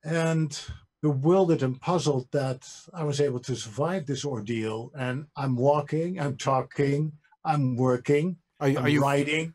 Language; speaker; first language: English; non-native, fluent; Dutch